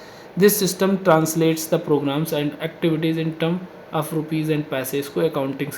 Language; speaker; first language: Hindi; native; Hindi